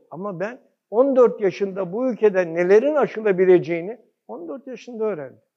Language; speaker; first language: Turkish; early bilingual, heritage; Turkish